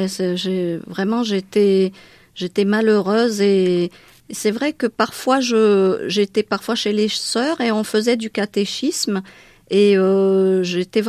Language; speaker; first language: French; non-native, local second language; Malagasy